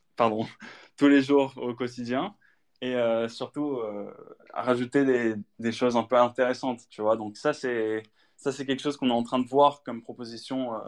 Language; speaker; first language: French; native; French